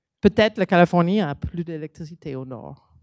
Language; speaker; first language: French; non-native, learner; English